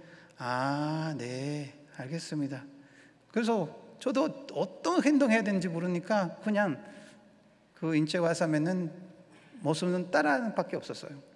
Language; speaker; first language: Korean; non-native, learner; Spanish